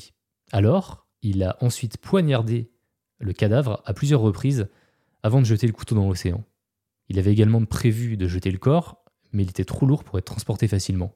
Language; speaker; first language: French; native; French